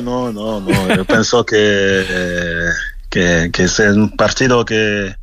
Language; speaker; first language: Spanish; non-native, fluent; French